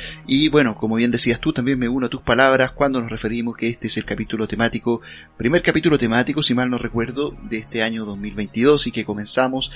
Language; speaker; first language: Spanish; native; Spanish